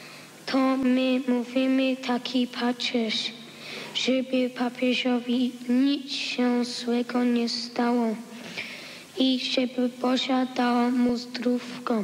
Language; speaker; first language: Polish; early bilingual, heritage; Polish